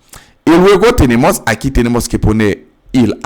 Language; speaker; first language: Spanish; non-native, fluent; French